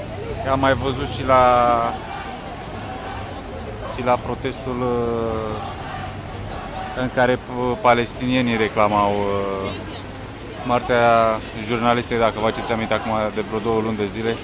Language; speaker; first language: Romanian; native; Romanian